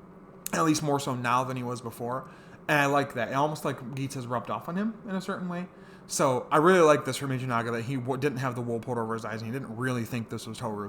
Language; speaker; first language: English; native; English